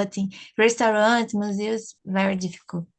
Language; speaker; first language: English; non-native, learner; Portuguese